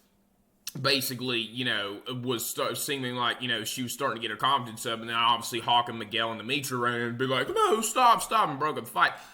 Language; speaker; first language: English; native; English